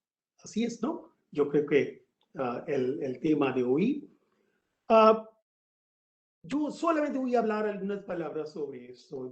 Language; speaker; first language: Spanish; non-native, fluent; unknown